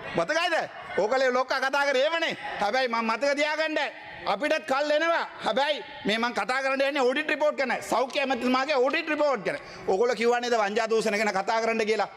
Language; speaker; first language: Sinhala; non-native, local second language; Tamil